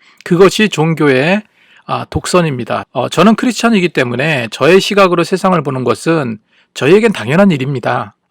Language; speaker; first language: Korean; native; Korean